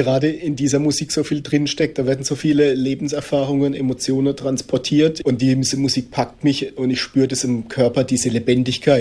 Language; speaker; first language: German; native; German